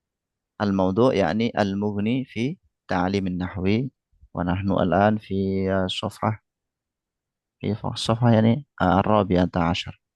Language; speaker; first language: Arabic; non-native, fluent; Indonesian